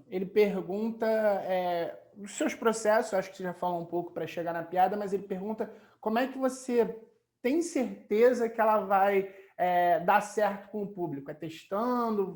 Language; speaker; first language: Portuguese; native; Portuguese